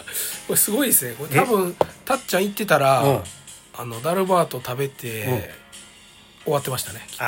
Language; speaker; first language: Japanese; native; Japanese